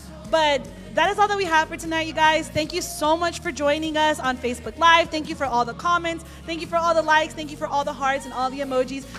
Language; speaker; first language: English; early bilingual, other home language; Spanish